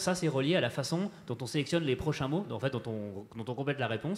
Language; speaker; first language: French; native; French